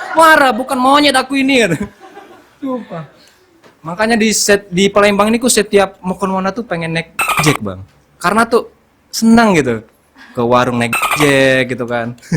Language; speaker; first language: Indonesian; non-native, local second language; Minangkabau